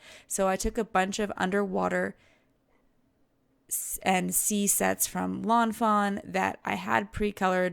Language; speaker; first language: English; native; English